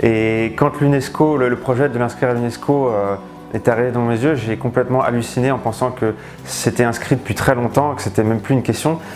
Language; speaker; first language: French; native; French